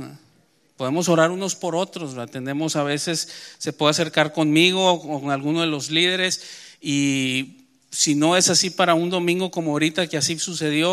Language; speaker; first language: Spanish; native; Spanish